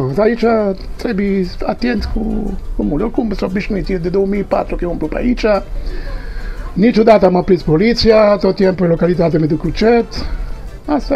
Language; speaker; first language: Romanian; non-native, learner; Italian